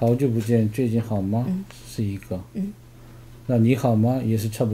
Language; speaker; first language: Chinese; non-native, fluent; Korean